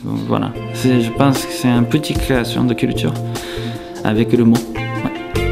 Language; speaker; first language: French; non-native, fluent; Japanese